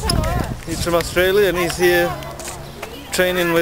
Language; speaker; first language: English; native; English